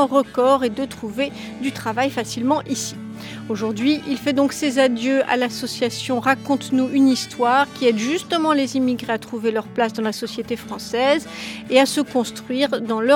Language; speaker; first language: French; native; French